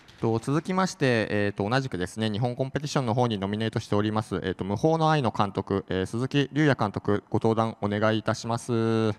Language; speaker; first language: Japanese; native; Japanese